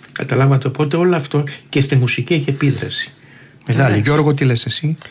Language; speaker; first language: Greek; native; Greek